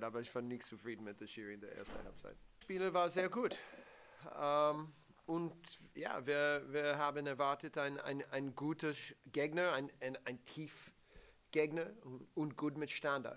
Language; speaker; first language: German; non-native, learner; English